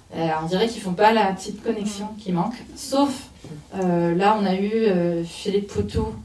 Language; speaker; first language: French; native; French